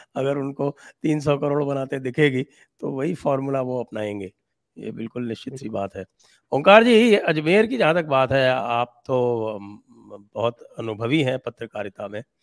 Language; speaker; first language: Hindi; native; Hindi